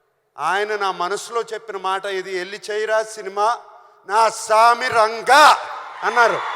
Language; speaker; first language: Telugu; native; Telugu